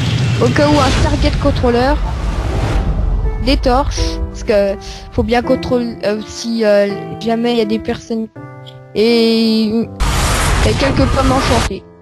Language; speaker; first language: French; native; French